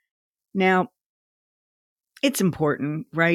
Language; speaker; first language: English; native; English